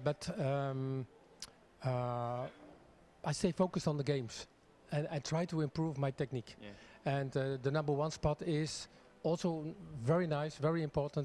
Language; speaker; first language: English; non-native, fluent; Dutch